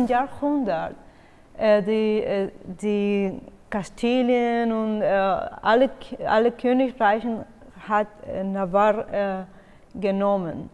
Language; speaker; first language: German; non-native, learner; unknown